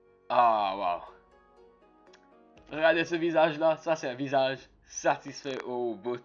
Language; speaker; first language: French; native; French